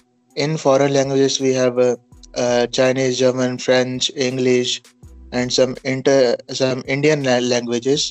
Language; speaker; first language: English; non-native, local second language; Punjabi